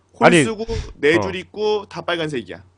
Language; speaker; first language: Korean; native; Korean